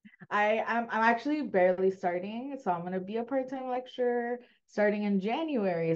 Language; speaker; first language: English; early bilingual, other home language; Spanish